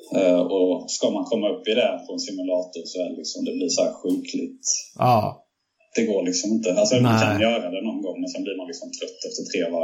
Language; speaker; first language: Swedish; native; Swedish